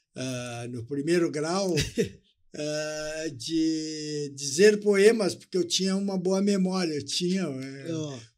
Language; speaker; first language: Portuguese; native; Portuguese